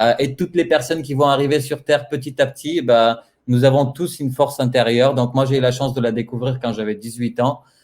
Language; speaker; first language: French; non-native, fluent; Bulgarian